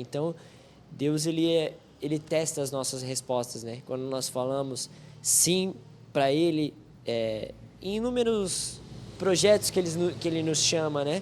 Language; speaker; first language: Portuguese; native; Portuguese